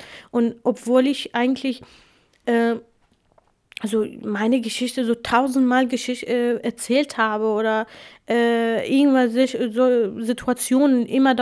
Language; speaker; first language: German; non-native, fluent; Kurdish